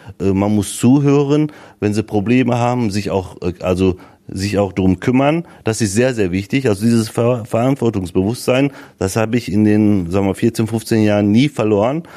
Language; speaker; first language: German; early bilingual, other home language; Turkish